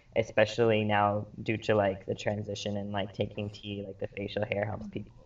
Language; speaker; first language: English; early bilingual, other home language; Arabic